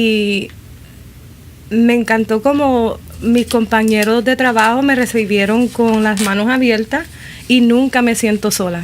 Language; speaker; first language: Spanish; early bilingual, other home language; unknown